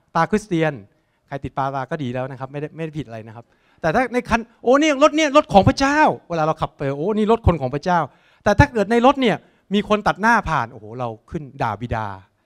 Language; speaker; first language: Thai; native; Thai